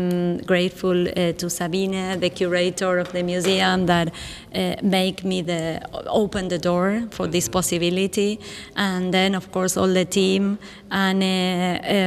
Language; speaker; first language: English; non-native, fluent; Spanish